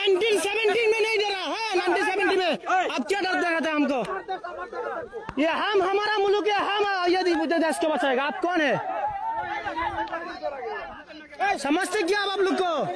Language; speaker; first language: Hindi; non-native, learner; Bangla